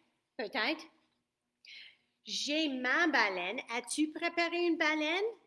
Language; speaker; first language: French; non-native, fluent; English